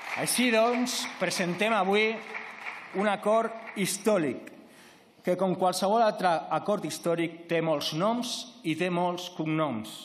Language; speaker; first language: Catalan; non-native, local second language; Spanish